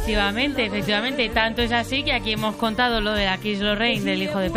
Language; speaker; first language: Spanish; native; Spanish